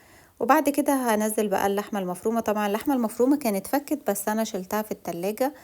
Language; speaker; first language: Arabic; native; Arabic